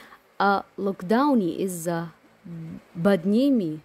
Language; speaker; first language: Russian; non-native, fluent; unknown